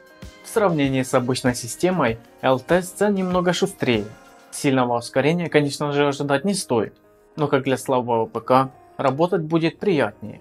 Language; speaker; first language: Russian; native; Russian